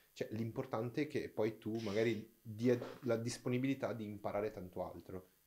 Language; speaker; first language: Italian; non-native, fluent; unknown